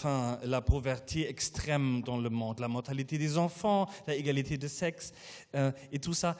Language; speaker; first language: French; non-native, learner; German